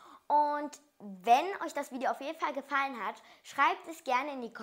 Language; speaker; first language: German; early bilingual, other home language; Macedonian